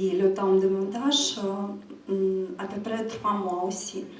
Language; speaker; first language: French; non-native, fluent; Ukrainian